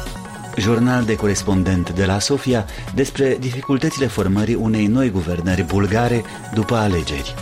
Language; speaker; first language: Romanian; native; Romanian